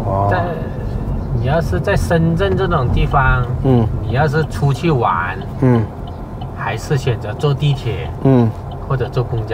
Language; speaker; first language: Chinese; native; Chinese